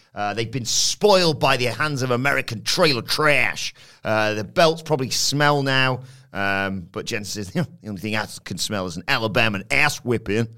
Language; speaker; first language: English; native; English